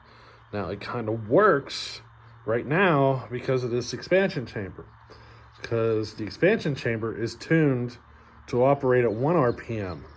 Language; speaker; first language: English; native; English